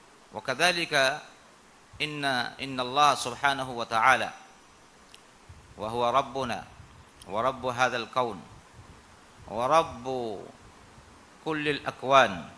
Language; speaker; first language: Arabic; non-native, fluent; Urdu